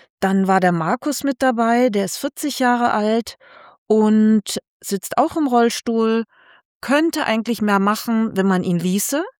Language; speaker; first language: German; native; German